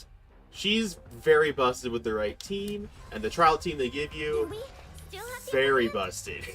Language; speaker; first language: English; native; English